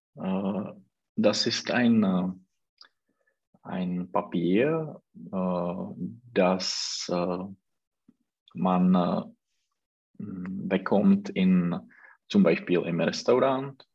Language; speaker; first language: German; non-native, learner; Czech